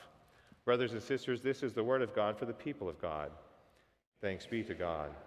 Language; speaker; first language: English; native; English